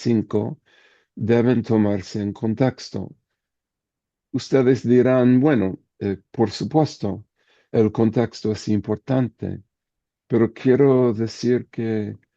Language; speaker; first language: Spanish; non-native, fluent; English